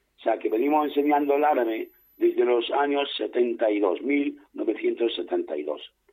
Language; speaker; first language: Spanish; non-native, fluent; Arabic